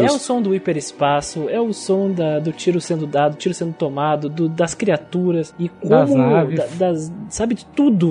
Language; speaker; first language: Portuguese; native; Portuguese